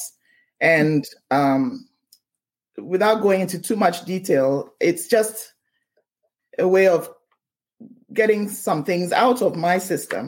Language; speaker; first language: English; non-native, local second language; Ewe